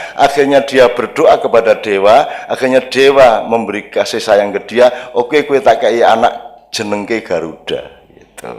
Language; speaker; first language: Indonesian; non-native, local second language; Javanese